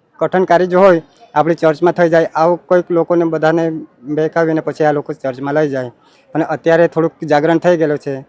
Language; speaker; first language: Gujarati; non-native, local second language; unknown